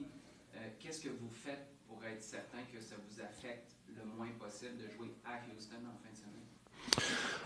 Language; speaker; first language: French; native; French